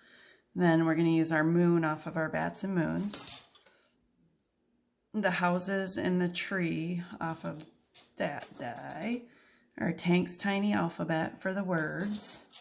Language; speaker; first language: English; native; English